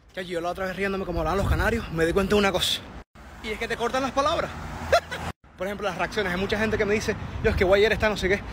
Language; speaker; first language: Spanish; native; Spanish